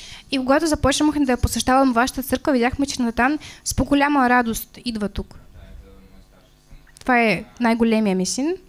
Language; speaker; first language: Bulgarian; non-native, fluent; Russian